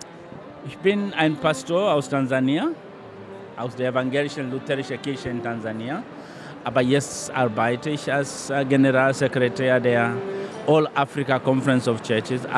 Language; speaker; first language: German; non-native, fluent; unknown